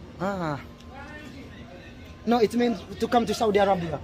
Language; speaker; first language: English; non-native, learner; Indonesian